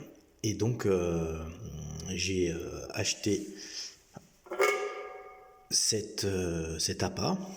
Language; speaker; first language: French; native; French